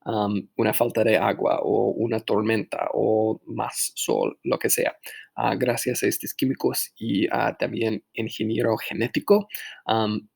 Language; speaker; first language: Spanish; non-native, fluent; English